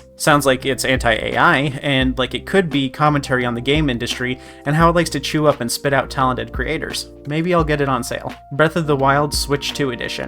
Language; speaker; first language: English; native; English